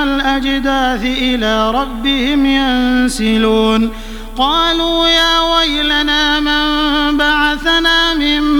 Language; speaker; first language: Arabic; native; Arabic